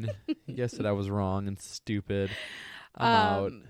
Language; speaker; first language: English; native; English